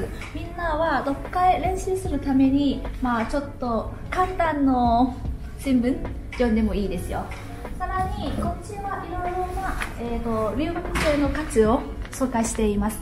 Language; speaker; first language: Japanese; non-native, learner; Vietnamese